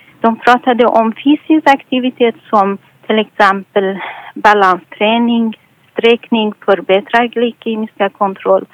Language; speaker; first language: Swedish; non-native, fluent; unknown